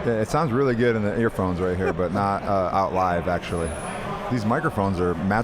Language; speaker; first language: English; native; English